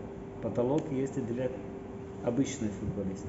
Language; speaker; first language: Russian; non-native, fluent; Portuguese